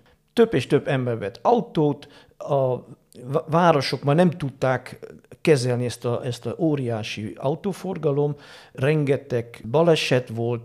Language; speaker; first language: Hungarian; non-native, fluent; Dutch